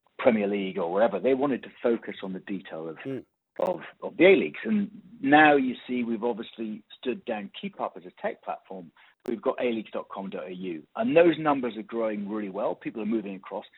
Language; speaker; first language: English; native; English